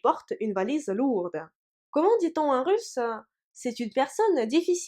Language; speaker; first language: French; non-native, fluent; Russian